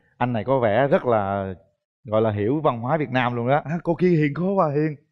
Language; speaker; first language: Vietnamese; native; Vietnamese